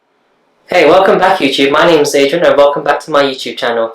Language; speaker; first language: English; native; English